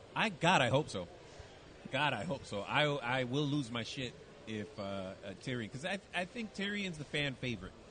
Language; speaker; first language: English; native; English